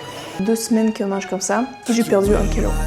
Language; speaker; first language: French; non-native, fluent; Russian